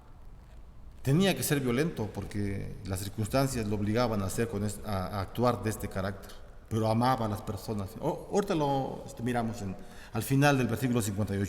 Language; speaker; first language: Spanish; native; Spanish